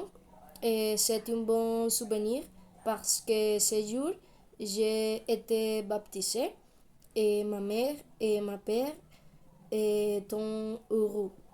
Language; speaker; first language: French; non-native, learner; Spanish